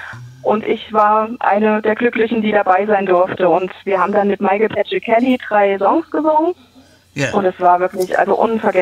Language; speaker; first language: German; native; German